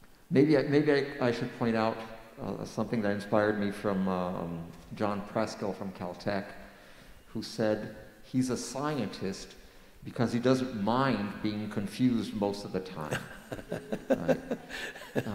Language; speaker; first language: English; non-native, fluent; Portuguese